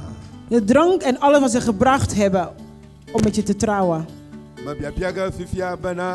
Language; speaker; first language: Dutch; non-native, fluent; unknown